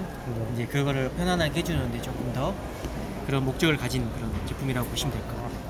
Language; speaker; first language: Korean; native; Korean